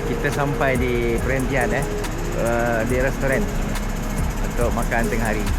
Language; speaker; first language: Malay; native; Malay